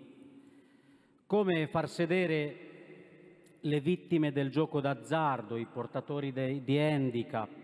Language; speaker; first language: Italian; non-native, fluent; Romanian